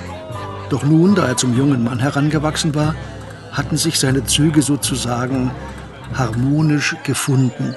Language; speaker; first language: German; native; German